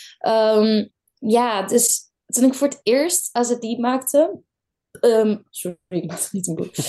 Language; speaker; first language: Dutch; early bilingual, other home language; Kurdish